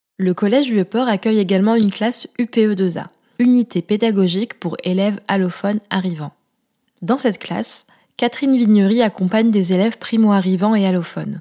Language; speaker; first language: French; native; French